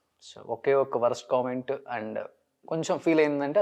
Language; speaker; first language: Telugu; native; Telugu